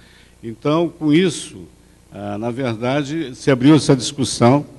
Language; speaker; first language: Portuguese; native; Portuguese